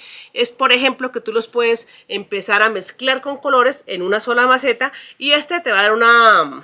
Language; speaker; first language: Spanish; native; Spanish